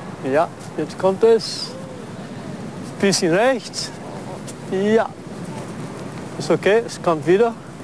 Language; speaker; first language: German; non-native, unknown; English